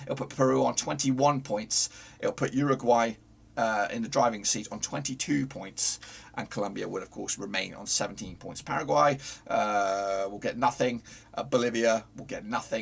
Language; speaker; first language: English; native; English